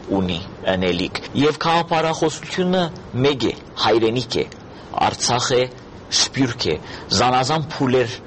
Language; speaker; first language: Armenian; early bilingual, heritage; Armenian